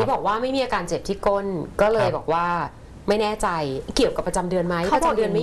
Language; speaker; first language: Thai; native; Thai